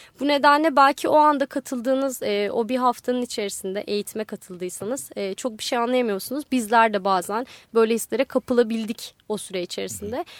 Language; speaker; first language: Turkish; native; Turkish